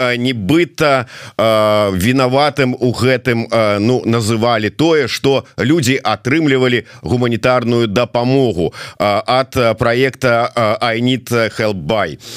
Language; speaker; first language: Belarusian; native; Belarusian